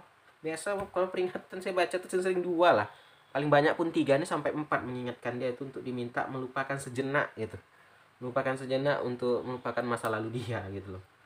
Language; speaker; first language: Indonesian; native; Indonesian